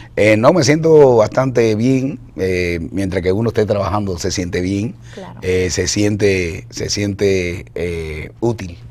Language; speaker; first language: Spanish; native; Spanish